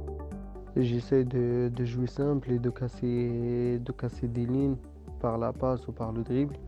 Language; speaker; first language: French; non-native, local second language; Arabic